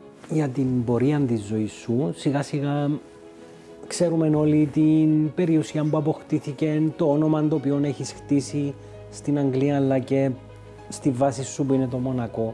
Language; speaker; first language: Greek; native; Greek